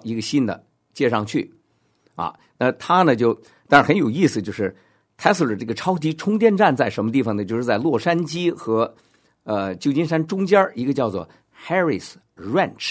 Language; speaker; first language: Chinese; native; Chinese